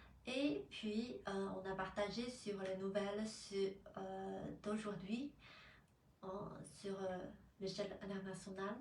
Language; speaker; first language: French; non-native, fluent; Chinese